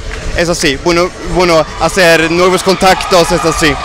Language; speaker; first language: Spanish; non-native, learner; Swedish